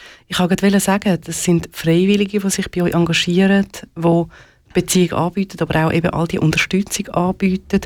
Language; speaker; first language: German; native; German